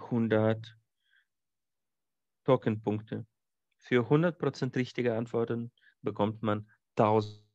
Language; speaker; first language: German; non-native, fluent; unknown